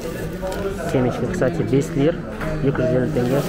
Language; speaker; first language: Russian; non-native, local second language; Kazakh